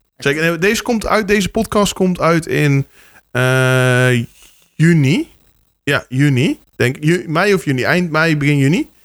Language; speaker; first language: Dutch; native; Dutch